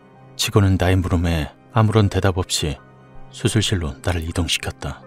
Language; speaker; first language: Korean; native; Korean